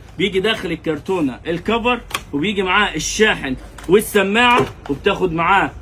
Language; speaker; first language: Arabic; native; Arabic